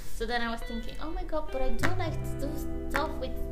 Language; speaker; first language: English; non-native, fluent; Spanish